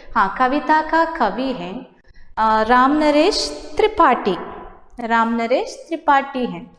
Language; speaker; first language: Hindi; non-native, local second language; Malayalam